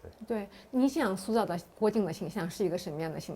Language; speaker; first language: Chinese; native; Chinese